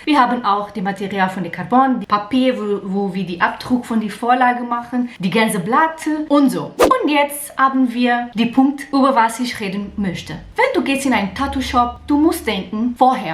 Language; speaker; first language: German; non-native, learner; Portuguese